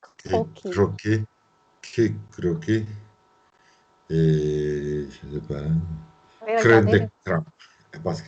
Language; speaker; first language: French; non-native, learner; Spanish